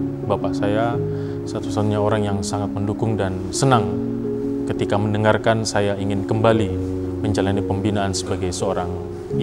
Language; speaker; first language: Indonesian; native; Indonesian